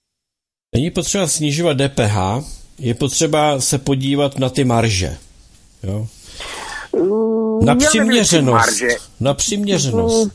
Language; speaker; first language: Czech; native; Czech